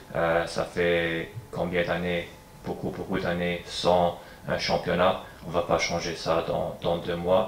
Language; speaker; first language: French; non-native, fluent; English